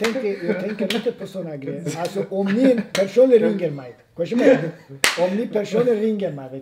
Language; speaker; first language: Swedish; non-native, fluent; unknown